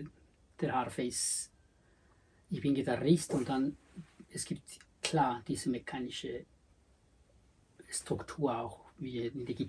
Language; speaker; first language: German; non-native, learner; Spanish